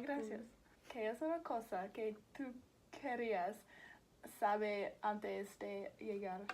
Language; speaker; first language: Spanish; non-native, learner; English